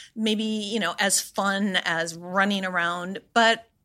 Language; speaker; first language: English; native; English